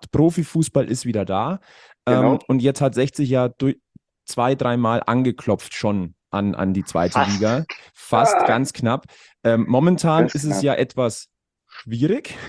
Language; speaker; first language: German; native; German